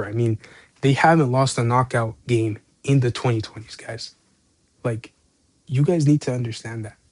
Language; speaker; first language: English; native; English